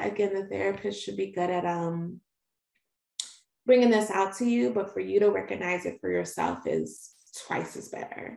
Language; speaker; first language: English; native; English